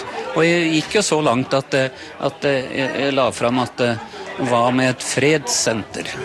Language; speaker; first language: Norwegian; native; Norwegian